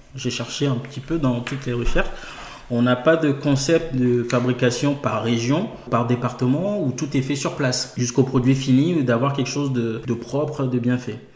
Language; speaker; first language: French; non-native, local second language; Ewe